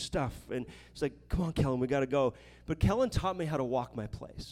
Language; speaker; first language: English; native; English